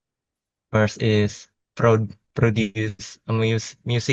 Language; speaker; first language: English; non-native, learner; Indonesian